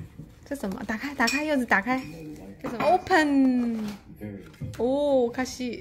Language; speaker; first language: Chinese; non-native, learner; Japanese